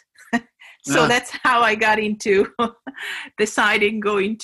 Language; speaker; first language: English; non-native, fluent; Italian